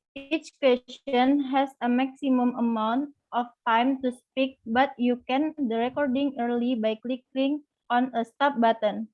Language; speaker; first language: English; non-native, learner; Indonesian